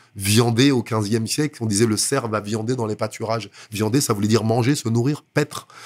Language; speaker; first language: French; native; French